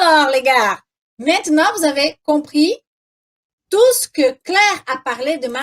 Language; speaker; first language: French; non-native, fluent; Portuguese